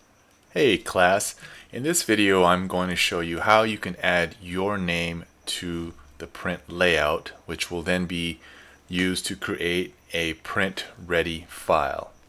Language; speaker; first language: English; native; English